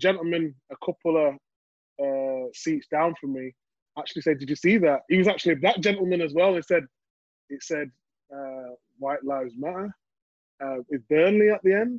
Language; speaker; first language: English; native; English